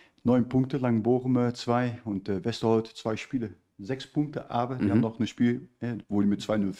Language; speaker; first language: German; native; German